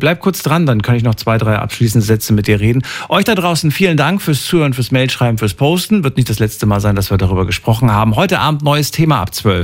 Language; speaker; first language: German; native; German